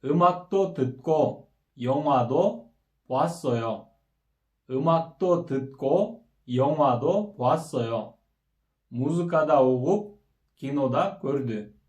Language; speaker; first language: Korean; non-native, fluent; Kyrgyz